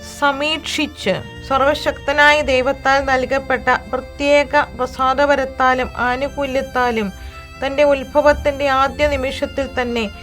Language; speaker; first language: Malayalam; native; Malayalam